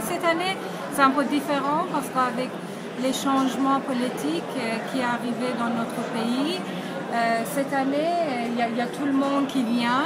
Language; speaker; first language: French; non-native, fluent; Persian